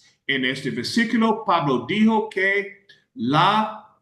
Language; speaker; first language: Spanish; non-native, fluent; English